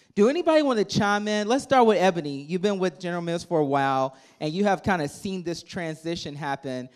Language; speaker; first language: English; native; English